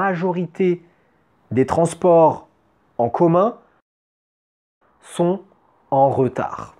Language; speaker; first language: French; native; French